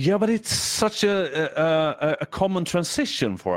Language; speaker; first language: English; non-native, fluent; Swedish